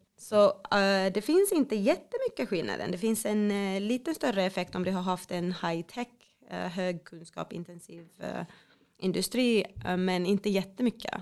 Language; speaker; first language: Swedish; non-native, fluent; Finnish